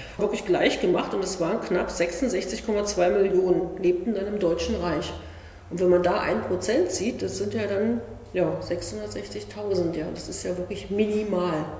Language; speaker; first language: German; native; German